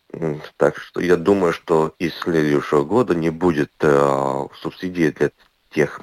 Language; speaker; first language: Russian; non-native, local second language; Latvian